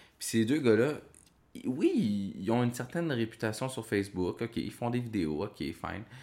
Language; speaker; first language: French; native; French